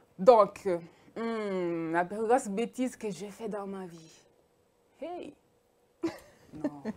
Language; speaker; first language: French; early bilingual, heritage; French